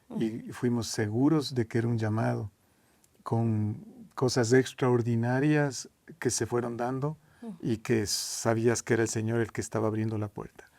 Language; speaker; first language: Spanish; native; Spanish